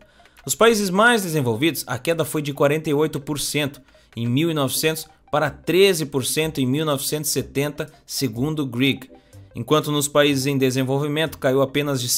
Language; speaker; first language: Portuguese; native; Portuguese